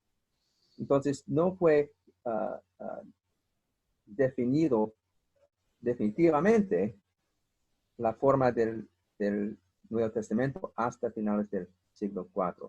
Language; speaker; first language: Spanish; non-native, fluent; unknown